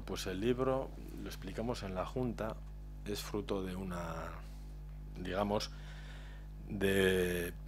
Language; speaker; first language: Spanish; native; Spanish